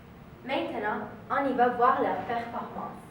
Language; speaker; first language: French; non-native, learner; English